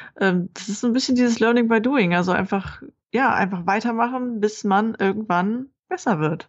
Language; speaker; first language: German; native; German